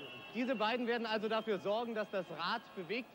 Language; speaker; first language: German; native; German